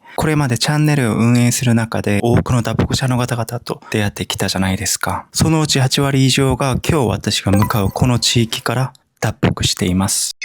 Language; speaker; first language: Japanese; non-native, fluent; Korean